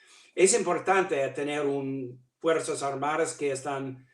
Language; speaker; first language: Spanish; non-native, fluent; English